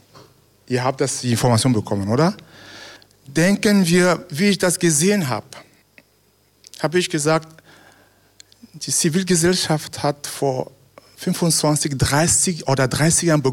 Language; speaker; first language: German; non-native, fluent; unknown